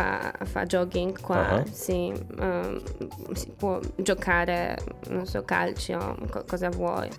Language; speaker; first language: Italian; non-native, fluent; Polish